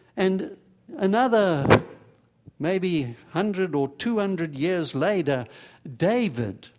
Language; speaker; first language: English; native; English